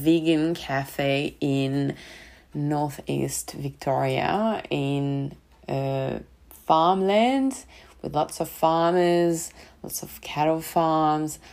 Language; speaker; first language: English; non-native, fluent; French